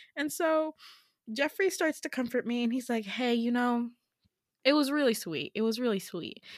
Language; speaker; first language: English; native; English